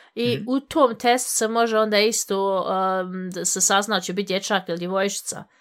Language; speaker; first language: Bosnian; early bilingual, heritage; Bosnian